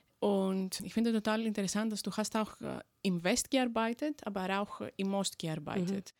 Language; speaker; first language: German; non-native, fluent; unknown